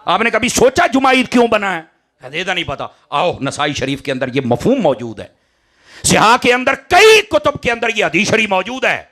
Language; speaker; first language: Urdu; non-native, local second language; Punjabi